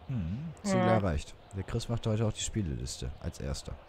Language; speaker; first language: German; native; German